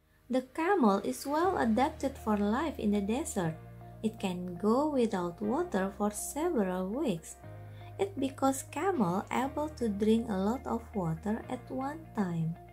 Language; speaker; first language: English; non-native, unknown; Indonesian